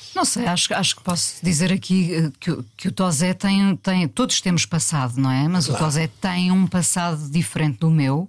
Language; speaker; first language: Portuguese; native; Portuguese